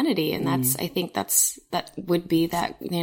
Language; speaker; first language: English; native; English